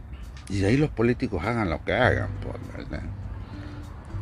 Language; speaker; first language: Spanish; native; Spanish